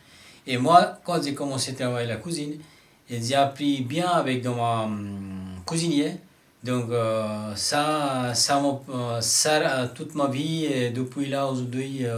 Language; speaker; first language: French; non-native, learner; Bangla